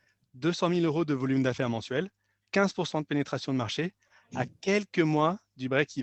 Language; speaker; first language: French; native; French